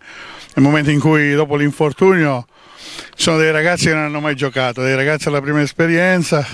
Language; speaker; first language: Italian; native; Italian